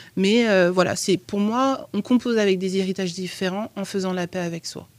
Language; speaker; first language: French; native; French